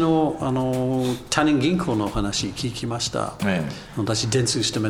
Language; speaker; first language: Japanese; non-native, learner; English